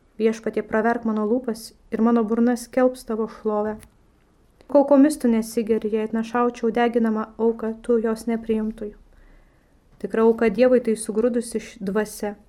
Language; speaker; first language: Lithuanian; non-native, fluent; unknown